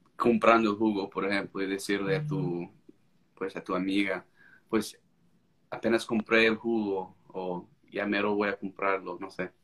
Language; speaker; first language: Spanish; non-native, fluent; English